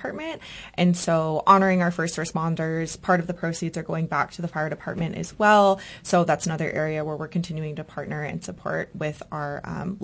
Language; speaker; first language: English; native; English